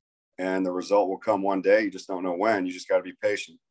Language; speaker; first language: English; native; English